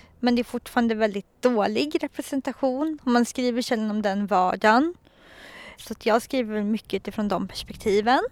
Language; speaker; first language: Swedish; native; Swedish